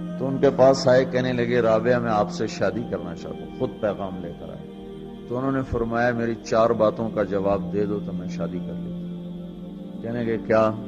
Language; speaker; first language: Urdu; non-native, local second language; Punjabi